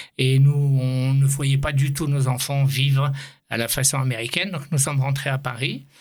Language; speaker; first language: French; native; French